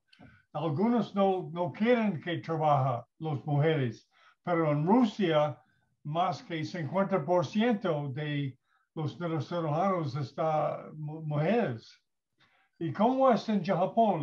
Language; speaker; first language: Spanish; non-native, learner; English